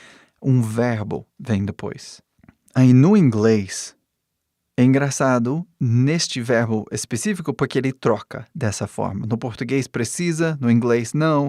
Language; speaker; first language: Portuguese; non-native, fluent; English